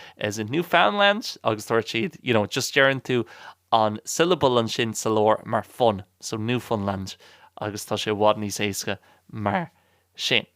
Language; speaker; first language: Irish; non-native, local second language; English